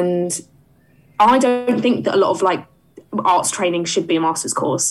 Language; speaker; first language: English; native; English